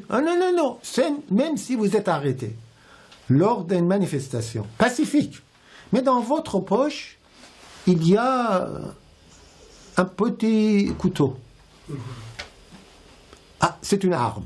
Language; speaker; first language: French; non-native, fluent; Persian